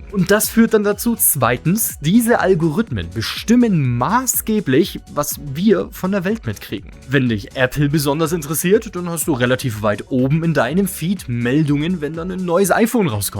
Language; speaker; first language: German; native; German